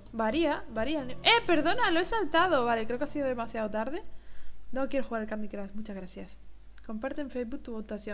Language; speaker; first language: Spanish; native; Spanish